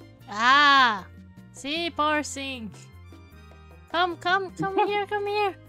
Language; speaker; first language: English; non-native, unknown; Portuguese